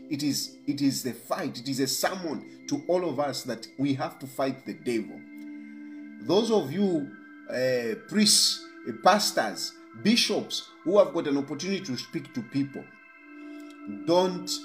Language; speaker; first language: English; non-native, local second language; Bemba